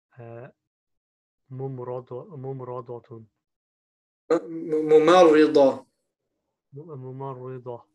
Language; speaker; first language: Arabic; non-native, learner; English